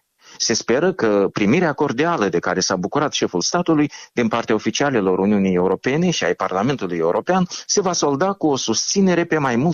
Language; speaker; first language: Romanian; native; Romanian